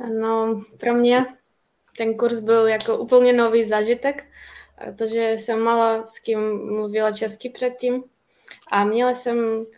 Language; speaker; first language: Czech; non-native, learner; Ukrainian